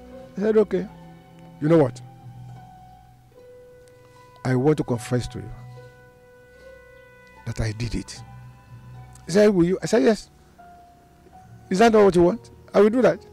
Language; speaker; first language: English; non-native, local second language; Yoruba